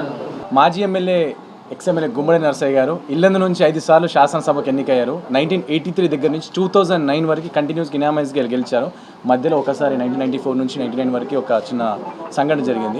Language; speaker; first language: Telugu; native; Telugu